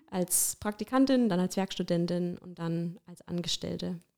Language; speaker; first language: German; native; German